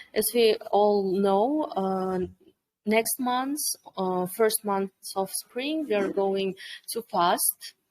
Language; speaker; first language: English; non-native, fluent; Kyrgyz